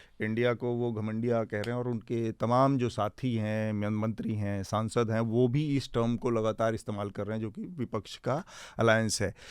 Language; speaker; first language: Hindi; native; Hindi